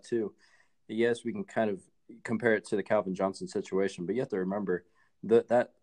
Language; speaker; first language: English; native; English